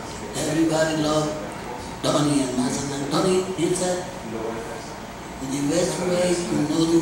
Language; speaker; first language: English; non-native, learner; Spanish